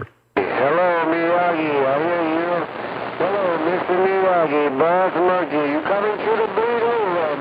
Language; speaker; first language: English; native; English